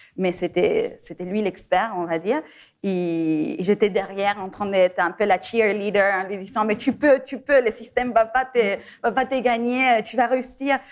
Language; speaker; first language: French; non-native, fluent; Spanish